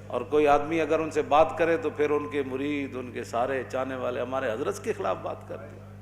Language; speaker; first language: Urdu; non-native, local second language; Punjabi